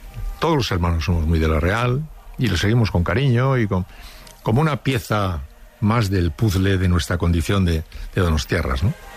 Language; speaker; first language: Spanish; native; Spanish